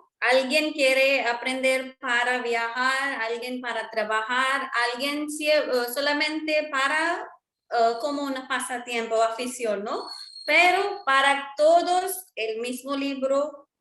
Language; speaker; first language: Spanish; non-native, fluent; Marwari